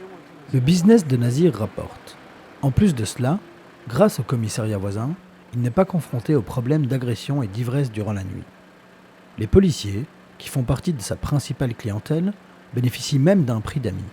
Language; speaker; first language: French; native; French